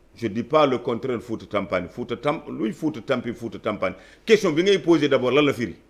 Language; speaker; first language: Wolof; non-native, local second language; Fula